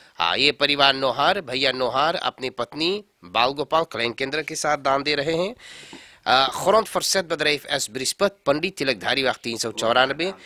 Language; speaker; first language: Hindi; early bilingual, heritage; Hindi